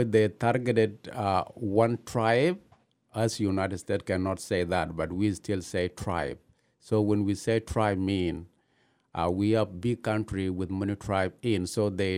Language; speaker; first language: English; non-native, learner; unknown